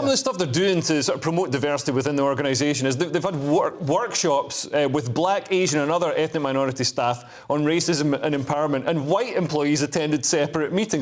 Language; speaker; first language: English; native; English